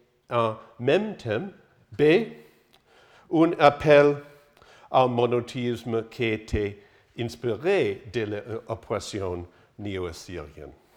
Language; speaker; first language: French; non-native, learner; English